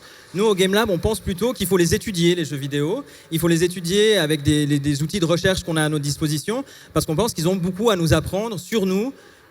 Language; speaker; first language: French; native; French